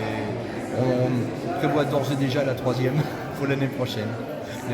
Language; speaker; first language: French; native; French